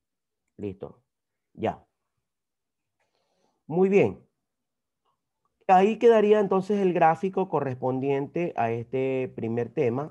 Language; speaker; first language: Spanish; native; Spanish